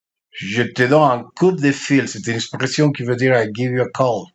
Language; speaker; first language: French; non-native, fluent; Spanish